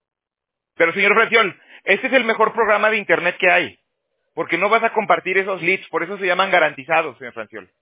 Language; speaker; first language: Spanish; native; Spanish